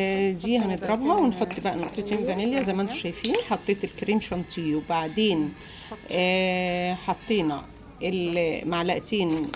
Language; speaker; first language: Arabic; native; Arabic